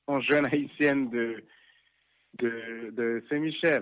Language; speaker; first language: French; non-native, local second language; Haitian Creole